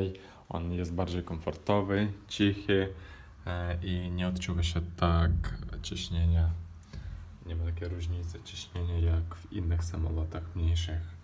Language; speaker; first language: Polish; non-native, fluent; Ukrainian